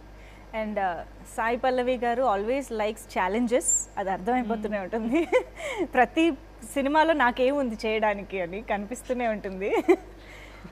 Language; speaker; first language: Telugu; native; Telugu